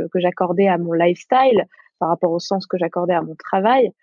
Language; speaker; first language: French; non-native, local second language; Arabic